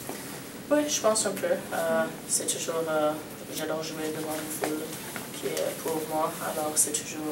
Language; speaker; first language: French; non-native, local second language; English